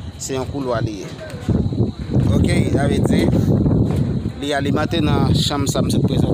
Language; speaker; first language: French; non-native, learner; Haitian Creole